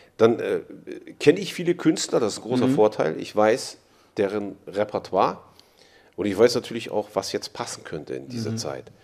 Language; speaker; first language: German; native; German